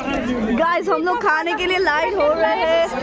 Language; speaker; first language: Hindi; non-native, local second language; Assamese